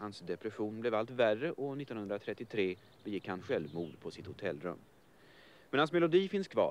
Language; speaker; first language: Swedish; native; Swedish